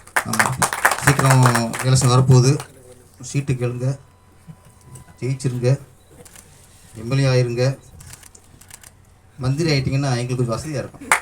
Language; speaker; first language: Tamil; native; Tamil